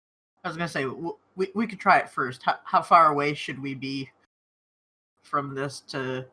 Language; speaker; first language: English; native; English